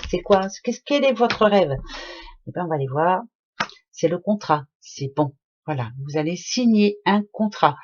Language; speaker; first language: French; native; French